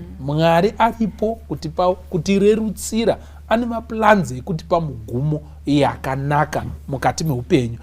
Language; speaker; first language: Shona; native; Shona